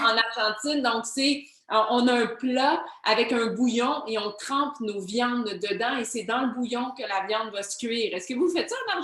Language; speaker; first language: French; native; French